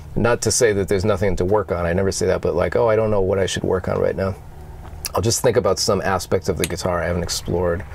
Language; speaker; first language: English; native; English